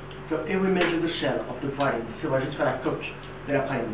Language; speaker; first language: English; non-native, learner; French